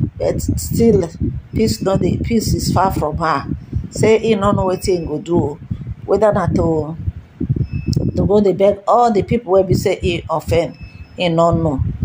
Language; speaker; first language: Nigerian Pidgin; non-native, local second language; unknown